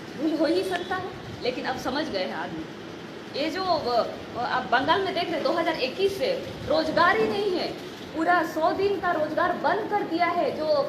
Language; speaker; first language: Hindi; non-native, local second language; Santali